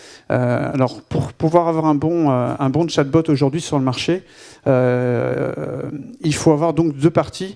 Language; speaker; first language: French; native; French